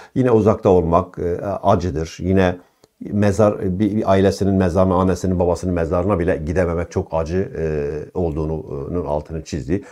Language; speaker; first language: Turkish; non-native, local second language; Kurdish